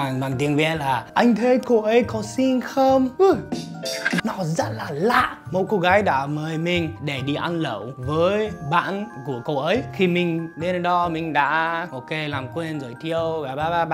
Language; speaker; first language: Vietnamese; non-native, fluent; English